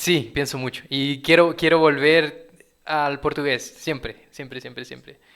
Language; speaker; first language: Spanish; early bilingual, heritage; Portuguese